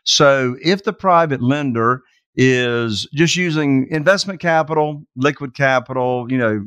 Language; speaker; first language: English; native; English